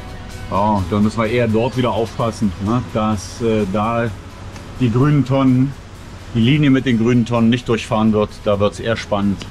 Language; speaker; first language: German; native; German